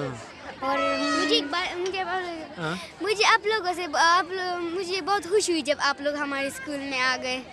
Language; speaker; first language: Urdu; non-native, local second language; Pashto